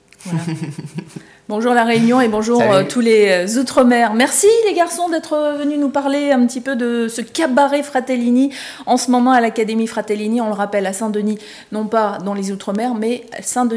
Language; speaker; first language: French; native; French